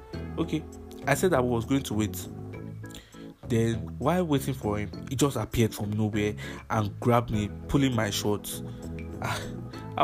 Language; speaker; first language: English; non-native, local second language; Yoruba